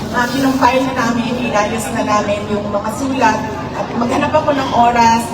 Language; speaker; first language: Filipino; native; Filipino